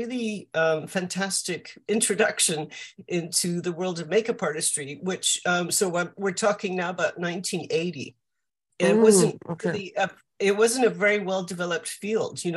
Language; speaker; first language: English; native; English